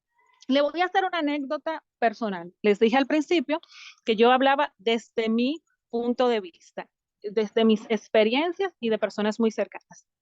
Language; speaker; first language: Spanish; native; Spanish